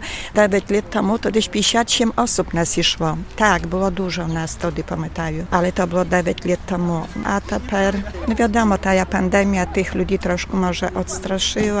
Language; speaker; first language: Polish; non-native, local second language; Belarusian